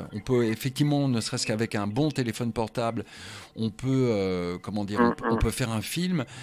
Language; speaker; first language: French; native; French